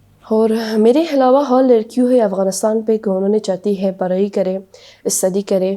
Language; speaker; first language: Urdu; non-native, learner; Persian